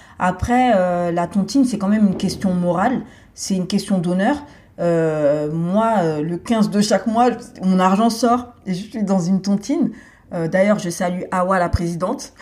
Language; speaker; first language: French; native; French